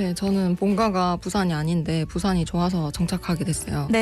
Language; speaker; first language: Korean; native; Korean